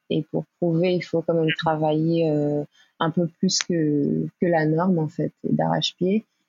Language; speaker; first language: French; native; French